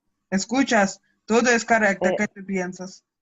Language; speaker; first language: Spanish; non-native, learner; Russian